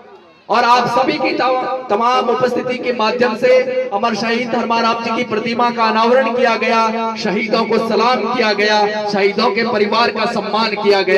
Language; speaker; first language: Hindi; native; Hindi